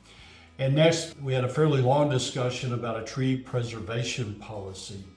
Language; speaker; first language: English; native; English